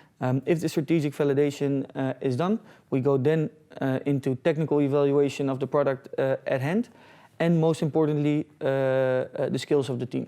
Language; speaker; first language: English; non-native, fluent; Dutch